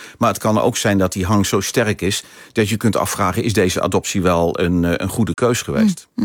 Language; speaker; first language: Dutch; native; Dutch